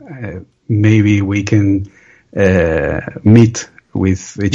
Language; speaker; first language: English; non-native, learner; Spanish